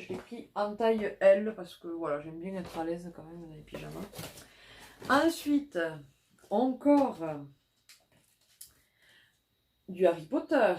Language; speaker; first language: French; native; French